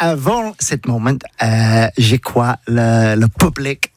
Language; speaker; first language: French; non-native, learner; English